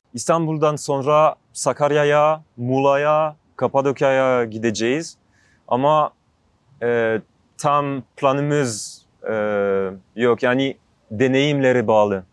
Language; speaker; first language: Turkish; non-native, fluent; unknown